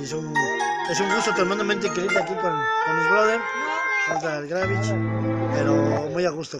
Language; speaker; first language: Spanish; native; Spanish